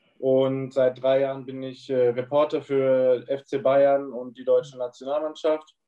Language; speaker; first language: German; native; German